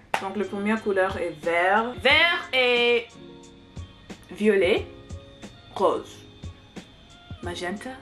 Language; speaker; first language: French; non-native, learner; English